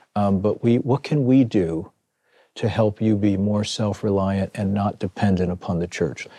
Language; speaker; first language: English; native; English